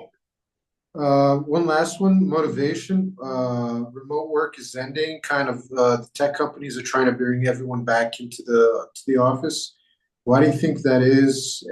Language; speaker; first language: English; non-native, fluent; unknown